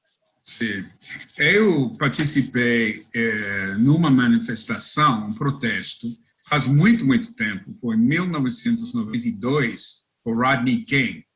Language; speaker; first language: Portuguese; non-native, fluent; English